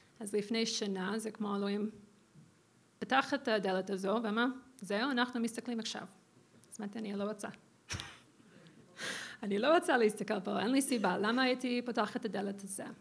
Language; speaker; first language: Hebrew; non-native, fluent; English